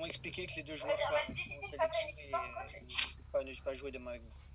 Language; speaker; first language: French; native; French